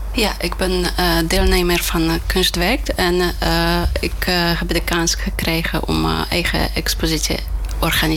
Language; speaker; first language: Dutch; non-native, fluent; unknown